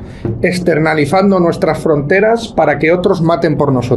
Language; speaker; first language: Spanish; native; Spanish